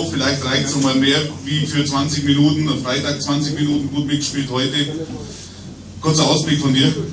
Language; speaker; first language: German; native; German